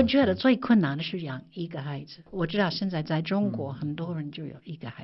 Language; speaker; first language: Chinese; non-native, fluent; English